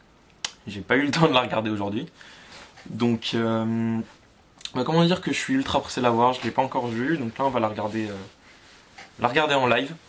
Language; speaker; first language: French; native; French